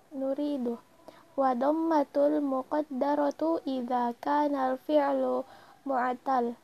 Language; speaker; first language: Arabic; non-native, learner; Indonesian